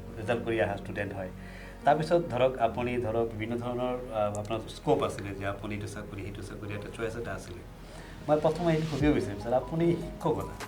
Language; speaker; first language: Assamese; non-native, local second language; Bodo